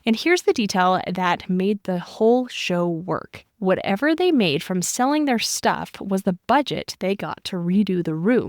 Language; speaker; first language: English; native; English